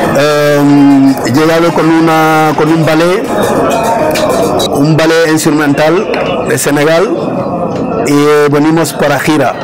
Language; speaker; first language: Spanish; non-native, fluent; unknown